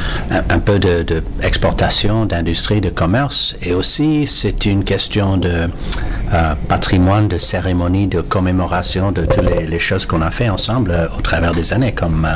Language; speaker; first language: French; non-native, fluent; English